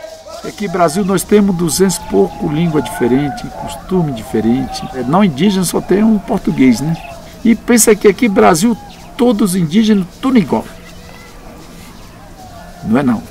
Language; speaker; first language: Portuguese; non-native, local second language; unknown